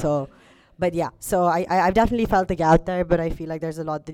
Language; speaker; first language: English; non-native, local second language; Urdu